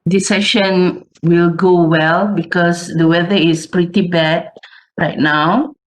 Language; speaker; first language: English; non-native, local second language; Malay